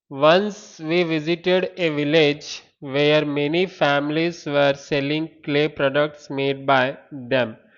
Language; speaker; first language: English; non-native, local second language; Telugu